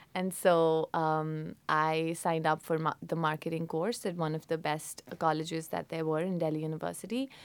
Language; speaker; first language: English; non-native, local second language; Hindi